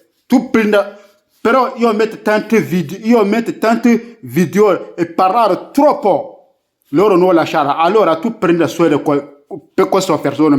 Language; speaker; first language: Italian; non-native, learner; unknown